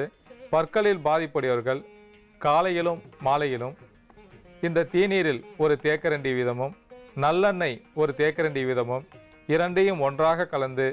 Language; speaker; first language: Tamil; native; Tamil